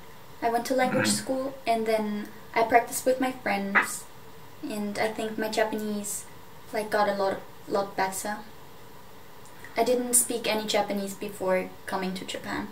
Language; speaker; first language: English; non-native, fluent; German